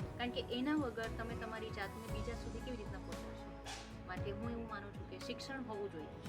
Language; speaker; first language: Gujarati; non-native, local second language; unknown